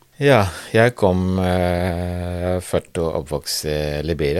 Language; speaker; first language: Norwegian; non-native, fluent; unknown